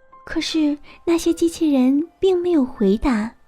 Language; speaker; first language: Chinese; native; Chinese